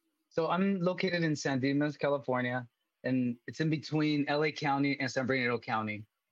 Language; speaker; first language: English; early bilingual, other home language; Spanish